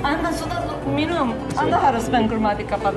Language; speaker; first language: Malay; non-native, fluent; Turkish